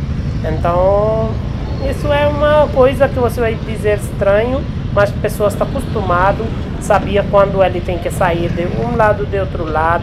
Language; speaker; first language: Portuguese; non-native, learner; Hindi